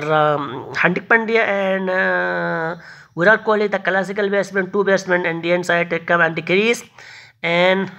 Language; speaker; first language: English; non-native, learner; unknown